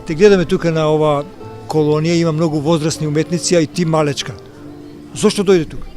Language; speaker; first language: Macedonian; native; Macedonian